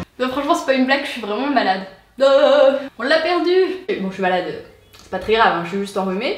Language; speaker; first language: French; native; French